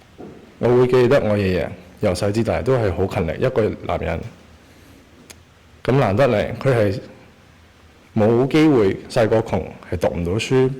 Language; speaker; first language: Cantonese; early bilingual, heritage; Cantonese